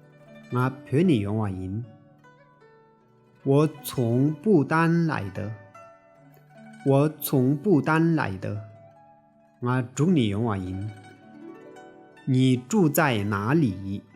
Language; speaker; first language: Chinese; non-native, fluent; Tibetan